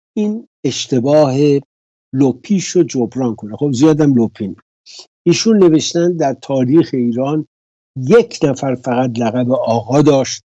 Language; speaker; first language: Persian; native; Persian